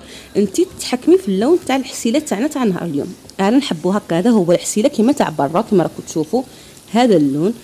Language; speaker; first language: Arabic; native; Arabic